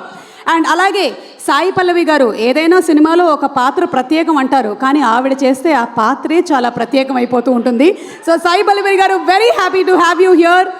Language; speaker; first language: Telugu; native; Telugu